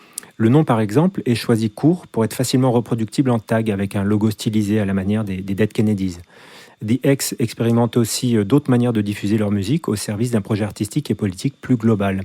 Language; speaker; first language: French; native; French